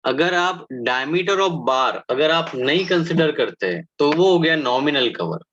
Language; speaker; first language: Hindi; non-native, local second language; Marathi